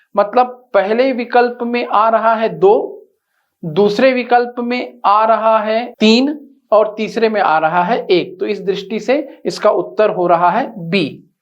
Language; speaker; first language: Hindi; native; Hindi